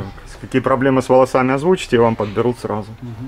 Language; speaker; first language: Russian; native; Russian